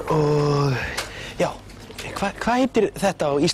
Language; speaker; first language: Icelandic; non-native, learner; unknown